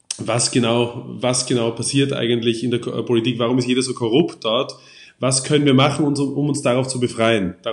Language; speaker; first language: German; native; German